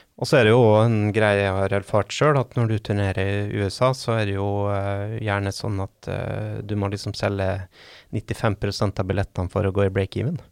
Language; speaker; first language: Norwegian; native; Norwegian